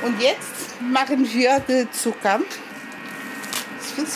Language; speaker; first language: German; non-native, learner; Portuguese